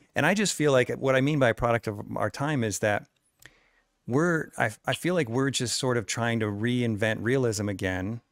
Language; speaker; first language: English; native; English